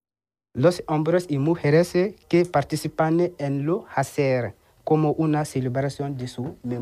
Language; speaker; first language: Spanish; non-native, learner; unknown